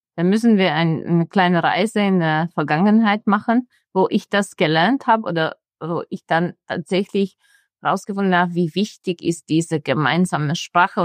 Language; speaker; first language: German; non-native, fluent; Hungarian